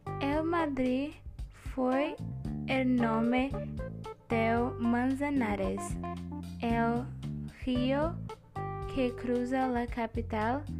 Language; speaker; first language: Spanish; non-native, learner; Portuguese